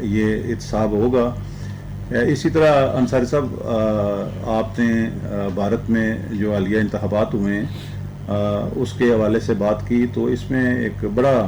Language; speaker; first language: Urdu; non-native, local second language; Punjabi